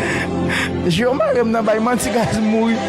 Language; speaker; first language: Spanish; non-native, learner; Haitian Creole